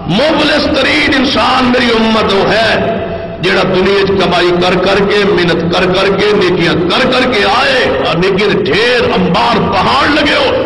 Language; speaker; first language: Urdu; non-native, local second language; Punjabi